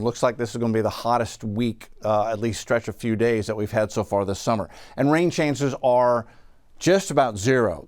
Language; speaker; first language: English; native; English